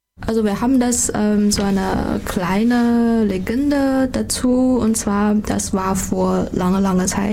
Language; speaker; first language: German; non-native, fluent; Chinese